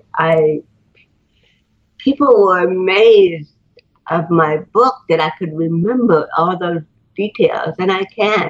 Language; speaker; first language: English; native; English